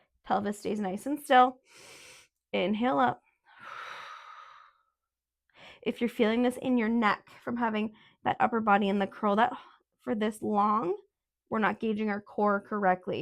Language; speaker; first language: English; native; English